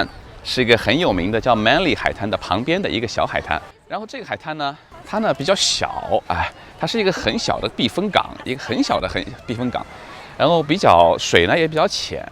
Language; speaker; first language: Chinese; native; Chinese